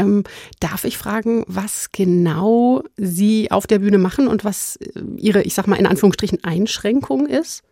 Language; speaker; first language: German; native; German